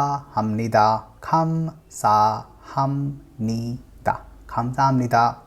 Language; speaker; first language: Korean; non-native, fluent; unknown